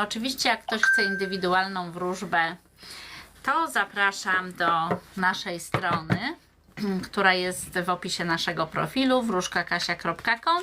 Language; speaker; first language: Polish; native; Polish